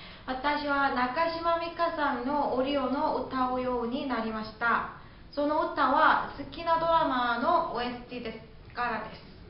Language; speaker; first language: Japanese; non-native, learner; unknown